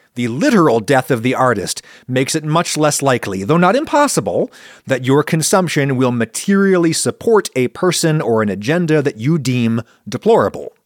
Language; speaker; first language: English; early bilingual, other home language; Italian